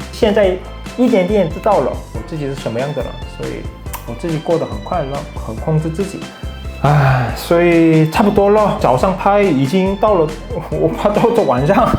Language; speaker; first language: Chinese; non-native, fluent; Korean